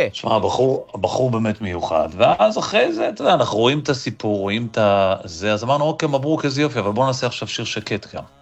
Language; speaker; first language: Hebrew; native; Hebrew